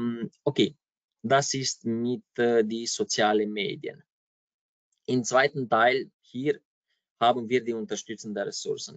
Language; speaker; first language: German; non-native, fluent; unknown